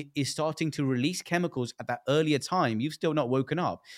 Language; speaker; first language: English; early bilingual, other home language; Hindi